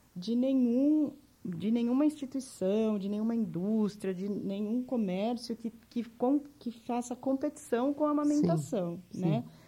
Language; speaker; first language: Portuguese; native; Portuguese